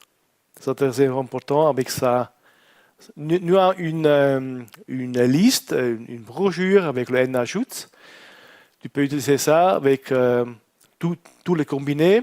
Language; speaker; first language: French; non-native, learner; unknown